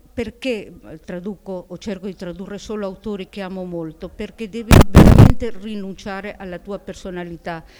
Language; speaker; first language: Italian; early bilingual, heritage; Italian